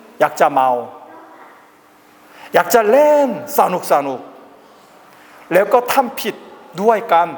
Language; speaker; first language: Thai; non-native, learner; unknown